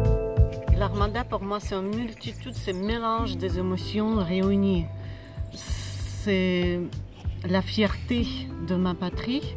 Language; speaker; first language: French; non-native, fluent; Russian